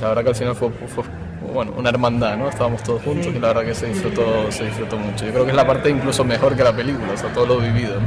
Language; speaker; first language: Spanish; native; Spanish